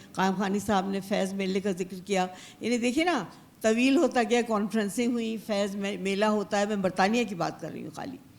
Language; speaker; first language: Urdu; native; Urdu